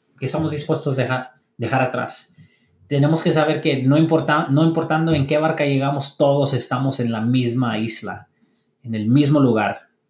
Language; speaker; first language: Spanish; early bilingual, heritage; English